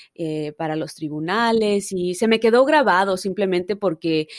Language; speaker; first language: Spanish; early bilingual, heritage; Spanish